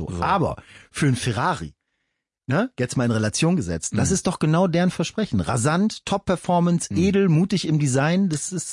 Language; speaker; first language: German; native; German